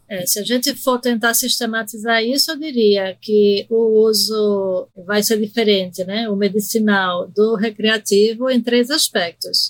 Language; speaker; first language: Portuguese; early bilingual, other home language; Spanish